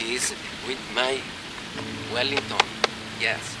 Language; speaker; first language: English; non-native, fluent; Italian